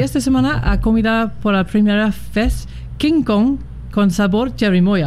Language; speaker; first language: Spanish; non-native, learner; English